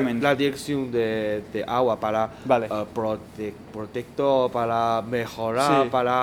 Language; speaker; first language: Spanish; non-native, learner; Chinese